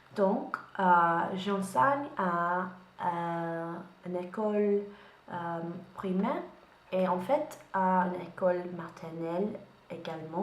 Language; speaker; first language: French; non-native, learner; English